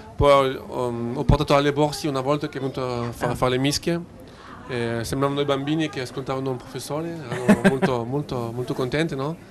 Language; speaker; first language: Italian; non-native, fluent; French